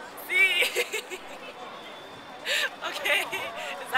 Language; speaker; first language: Spanish; non-native, learner; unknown